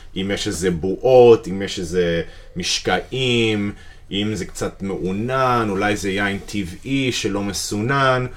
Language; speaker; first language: Hebrew; non-native, fluent; English